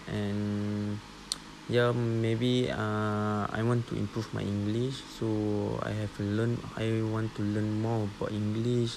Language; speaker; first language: English; non-native, local second language; Malay